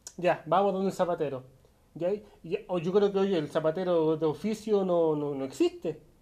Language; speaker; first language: Spanish; native; Spanish